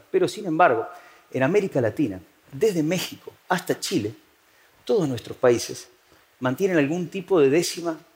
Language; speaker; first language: Spanish; native; Spanish